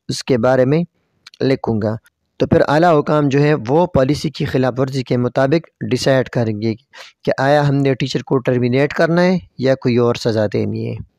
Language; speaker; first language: Urdu; non-native, local second language; Pashto